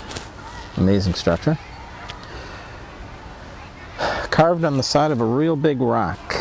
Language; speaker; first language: English; native; English